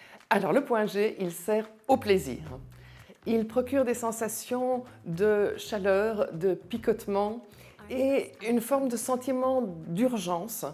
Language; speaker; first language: French; native; French